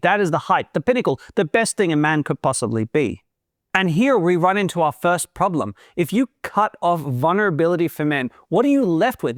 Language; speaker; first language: English; native; English